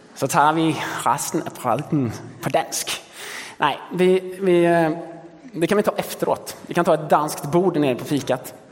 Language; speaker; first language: Swedish; early bilingual, other home language; Danish